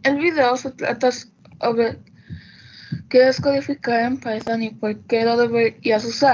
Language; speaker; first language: Spanish; early bilingual, heritage; Spanish